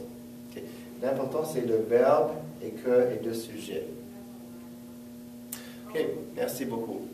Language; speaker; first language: French; non-native, fluent; English